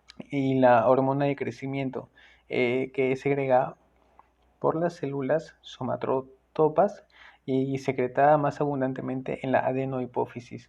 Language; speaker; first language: Spanish; native; Spanish